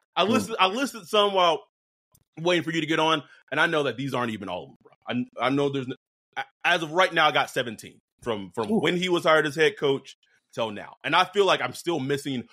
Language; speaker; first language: English; native; English